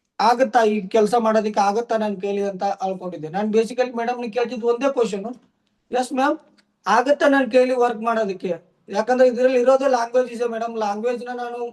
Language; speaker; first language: Kannada; native; Kannada